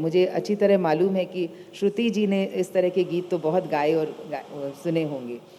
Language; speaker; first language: Hindi; native; Hindi